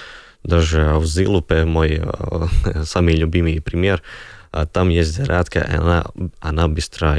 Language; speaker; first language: Russian; non-native, local second language; Latvian